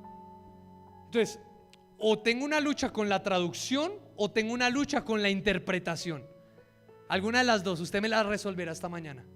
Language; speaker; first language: Spanish; native; Spanish